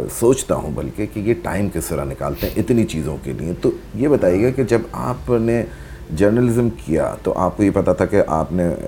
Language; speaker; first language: Urdu; native; Urdu